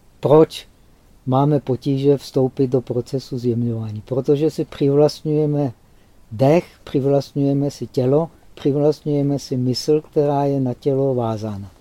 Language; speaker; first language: Czech; native; Czech